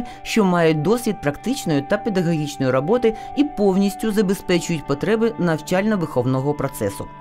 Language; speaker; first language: Ukrainian; native; Ukrainian